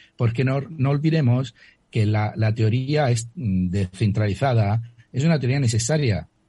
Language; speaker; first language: Spanish; non-native, fluent; Italian